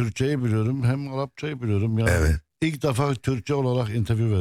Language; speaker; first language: Turkish; non-native, local second language; Arabic